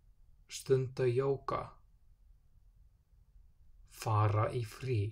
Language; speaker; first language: Icelandic; non-native, fluent; English